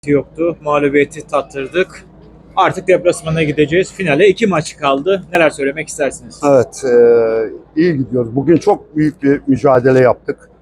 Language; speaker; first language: Turkish; native; Turkish